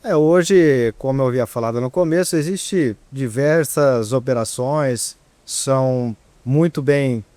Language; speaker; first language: Portuguese; native; Portuguese